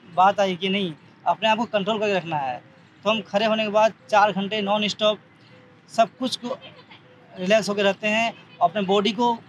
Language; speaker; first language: Hindi; native; Hindi